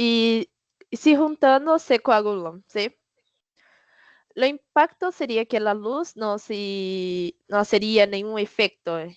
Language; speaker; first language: Spanish; non-native, learner; Portuguese